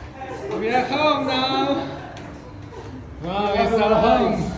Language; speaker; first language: English; non-native, learner; Chinese